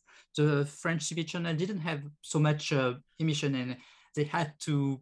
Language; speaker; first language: English; non-native, learner; French